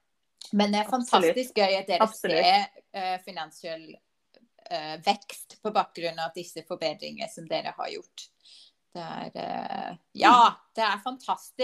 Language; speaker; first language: Swedish; non-native, fluent; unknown